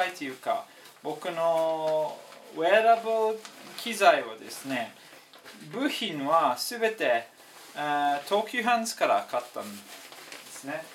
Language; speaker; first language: Japanese; non-native, learner; English